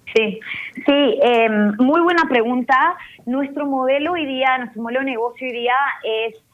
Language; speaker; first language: Spanish; native; Spanish